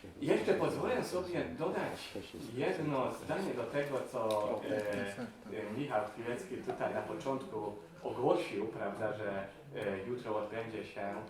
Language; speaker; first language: Polish; non-native, fluent; Hungarian